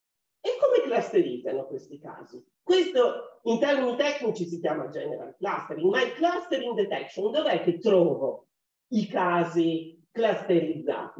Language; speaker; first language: Italian; native; Italian